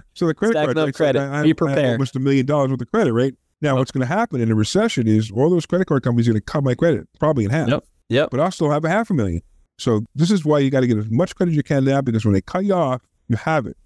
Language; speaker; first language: English; native; English